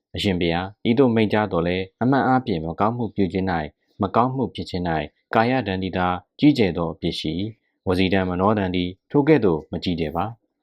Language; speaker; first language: Burmese; native; Burmese